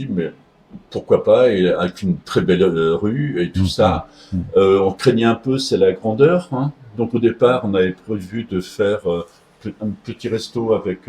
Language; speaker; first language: French; native; French